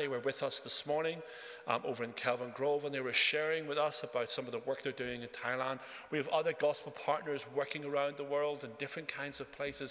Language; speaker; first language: English; native; English